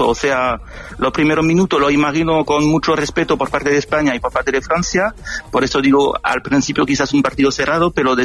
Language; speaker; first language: Spanish; non-native, fluent; French